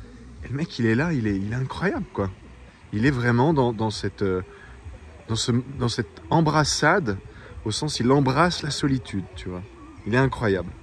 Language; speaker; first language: French; native; French